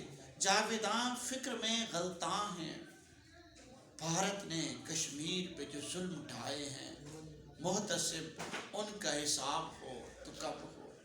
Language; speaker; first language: Urdu; native; Urdu